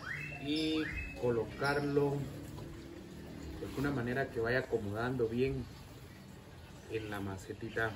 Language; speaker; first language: Spanish; native; Spanish